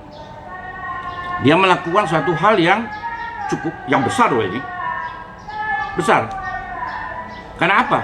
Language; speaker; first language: Indonesian; native; Indonesian